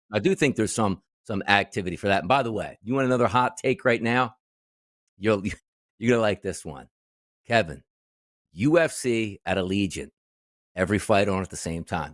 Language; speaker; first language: English; native; English